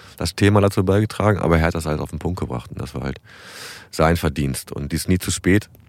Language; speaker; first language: German; native; German